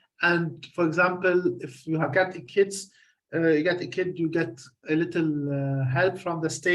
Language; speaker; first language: English; non-native, fluent; Arabic